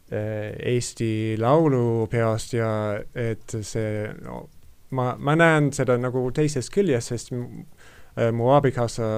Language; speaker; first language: Estonian; non-native, fluent; English